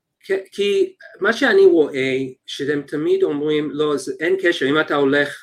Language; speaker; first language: Hebrew; non-native, fluent; English